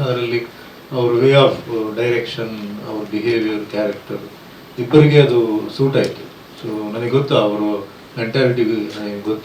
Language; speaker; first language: Kannada; early bilingual, other home language; Tulu